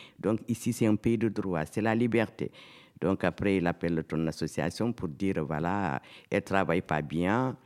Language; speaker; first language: French; non-native, local second language; Fula